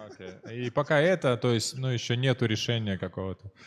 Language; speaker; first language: Russian; native; Russian